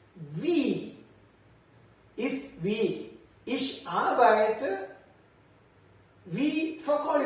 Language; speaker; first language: German; non-native, learner; Sinhala